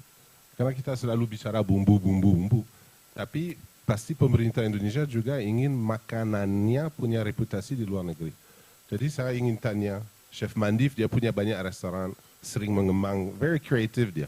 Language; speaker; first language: Indonesian; non-native, fluent; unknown